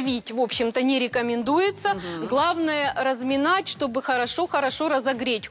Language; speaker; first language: Russian; native; Russian